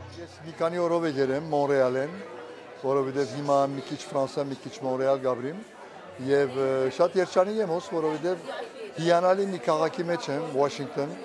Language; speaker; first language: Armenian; early bilingual, heritage; Armenian